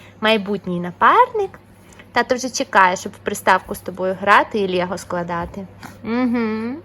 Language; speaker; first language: Ukrainian; native; Ukrainian